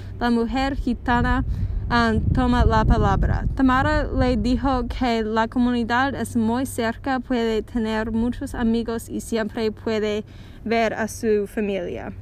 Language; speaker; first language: Spanish; non-native, learner; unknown